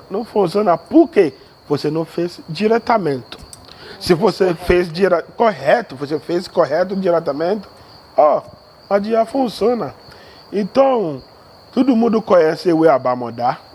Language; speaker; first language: Portuguese; non-native, learner; Yoruba